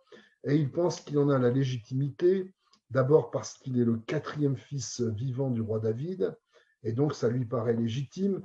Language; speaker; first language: French; native; French